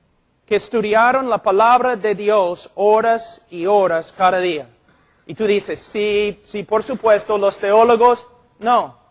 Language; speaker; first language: Spanish; non-native, fluent; English